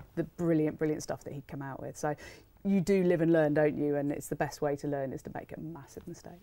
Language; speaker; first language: English; native; English